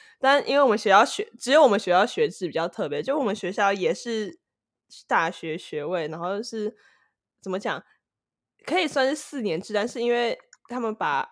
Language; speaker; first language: Chinese; native; Chinese